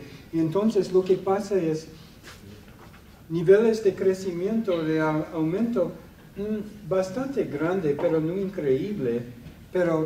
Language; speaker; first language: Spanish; non-native, fluent; English